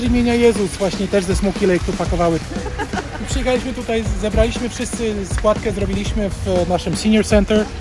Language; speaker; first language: Polish; early bilingual, heritage; Polish